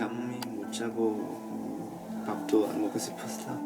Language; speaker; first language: Korean; non-native, learner; Vietnamese